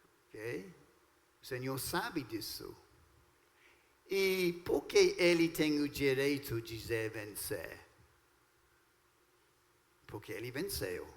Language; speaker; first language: Portuguese; non-native, fluent; English